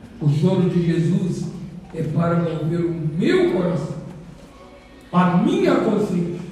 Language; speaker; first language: Portuguese; native; Portuguese